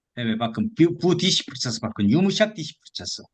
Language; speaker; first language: Turkish; non-native, fluent; Korean